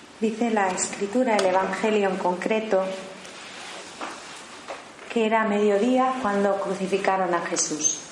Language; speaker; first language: Spanish; native; Spanish